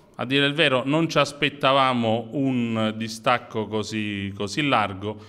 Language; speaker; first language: Italian; native; Italian